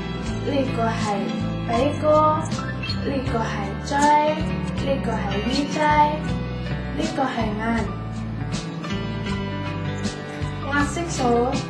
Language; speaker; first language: Cantonese; non-native, learner; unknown